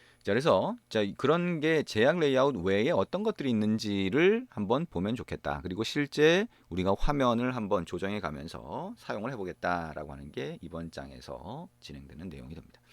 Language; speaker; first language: Korean; native; Korean